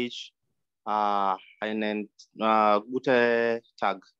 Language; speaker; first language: German; non-native, learner; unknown